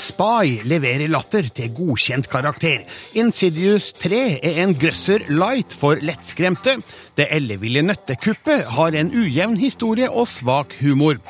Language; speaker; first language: Norwegian; native; Norwegian